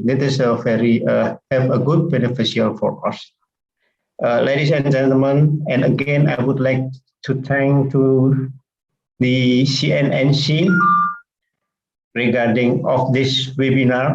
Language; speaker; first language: English; non-native, fluent; Indonesian